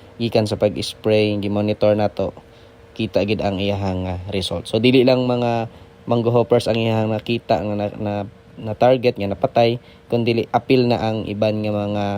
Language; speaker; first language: Cebuano; non-native, local second language; Hiligaynon